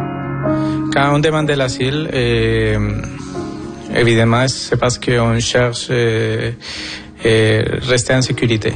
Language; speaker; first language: French; non-native, fluent; Spanish